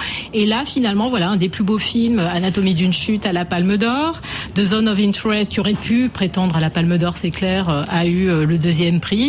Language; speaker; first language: French; native; French